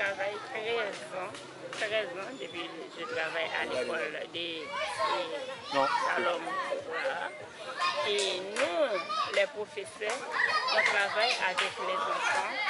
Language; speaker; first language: French; non-native, local second language; Haitian Creole